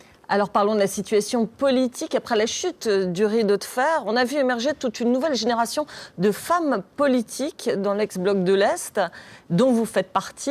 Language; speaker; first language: French; native; French